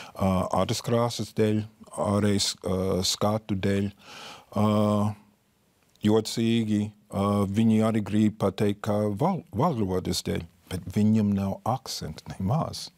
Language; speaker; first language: Latvian; non-native, fluent; English